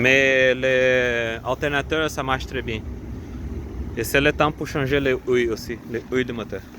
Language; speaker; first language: French; non-native, learner; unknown